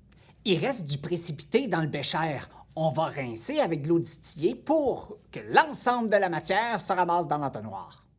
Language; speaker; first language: French; native; French